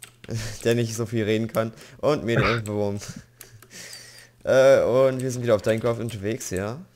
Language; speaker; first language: German; native; German